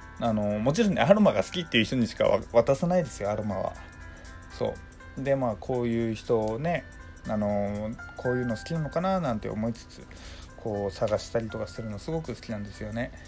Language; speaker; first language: Japanese; native; Japanese